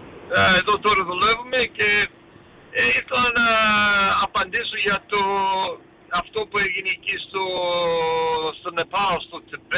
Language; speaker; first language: Greek; early bilingual, heritage; Greek